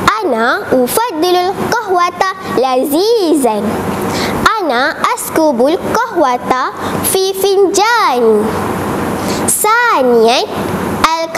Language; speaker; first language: Arabic; non-native, learner; Malay